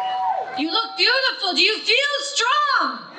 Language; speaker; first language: English; native; English